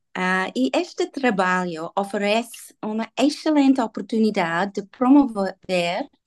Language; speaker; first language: Portuguese; non-native, fluent; English